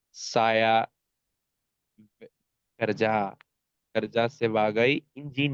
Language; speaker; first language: Indonesian; non-native, learner; Bangla